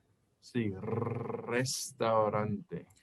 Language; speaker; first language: Spanish; non-native, fluent; English